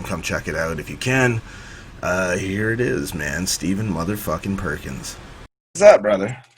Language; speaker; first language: English; native; English